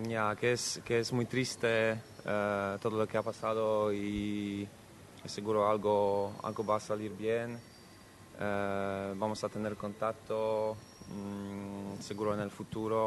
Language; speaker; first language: Spanish; non-native, fluent; Polish